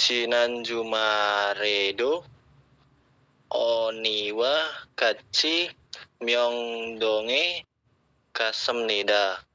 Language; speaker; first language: Korean; non-native, learner; Indonesian